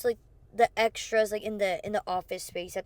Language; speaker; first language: English; native; English